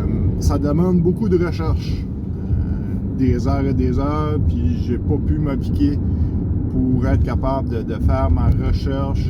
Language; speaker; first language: French; native; French